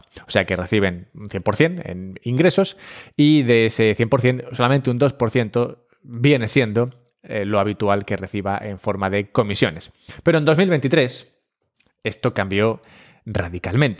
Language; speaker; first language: Spanish; native; Spanish